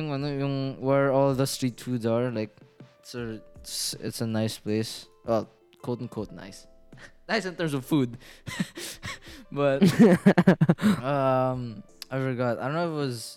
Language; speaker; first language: English; non-native, local second language; Filipino